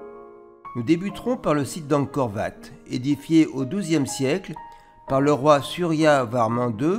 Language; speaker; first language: French; native; French